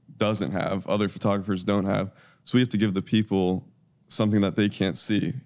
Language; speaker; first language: English; native; English